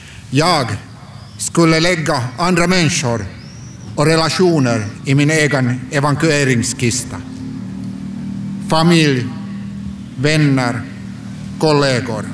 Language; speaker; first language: Swedish; non-native, local second language; Finnish